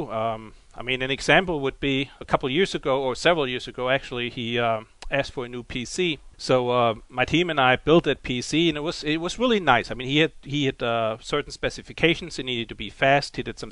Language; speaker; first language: English; non-native, fluent; German